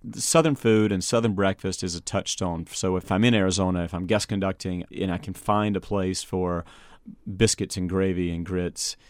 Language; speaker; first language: English; native; English